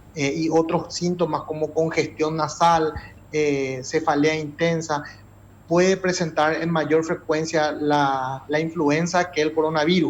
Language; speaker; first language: Spanish; native; Spanish